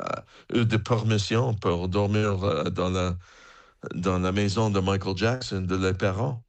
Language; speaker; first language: French; non-native, fluent; English